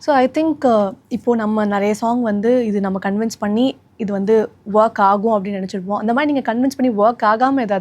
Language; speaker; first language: Tamil; native; Tamil